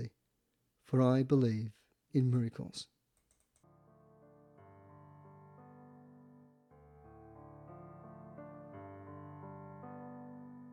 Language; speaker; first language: English; native; English